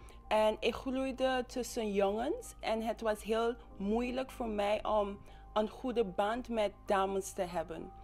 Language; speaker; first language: Dutch; non-native, local second language; English